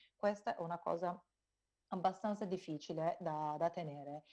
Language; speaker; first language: Italian; non-native, fluent; Turkish